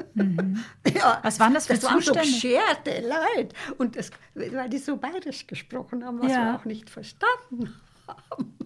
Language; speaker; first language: German; early bilingual, heritage; Romanian